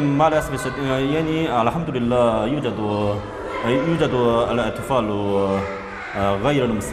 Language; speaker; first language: Arabic; non-native, learner; Chinese